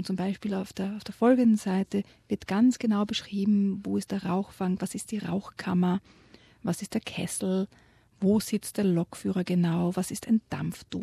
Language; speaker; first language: German; native; German